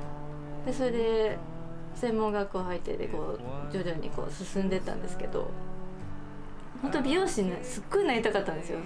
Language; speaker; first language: Japanese; native; Japanese